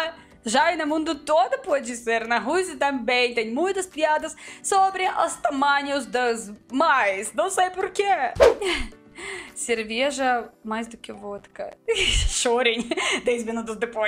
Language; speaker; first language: Portuguese; non-native, learner; Russian